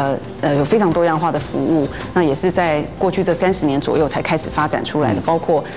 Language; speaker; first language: Chinese; native; Chinese